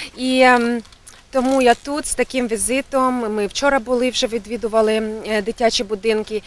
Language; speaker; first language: Ukrainian; non-native, local second language; Russian